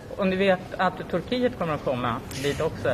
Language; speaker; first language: Swedish; native; Swedish